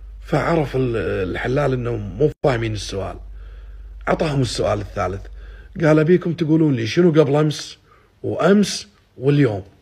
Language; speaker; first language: Arabic; native; Arabic